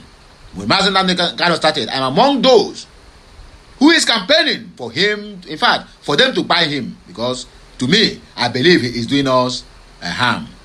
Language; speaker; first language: English; non-native, local second language; Igbo